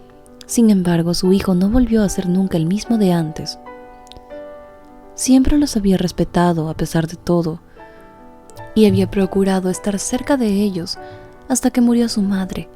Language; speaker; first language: Spanish; native; Spanish